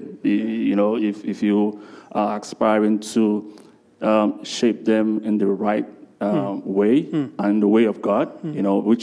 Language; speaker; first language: English; non-native, local second language; Igbo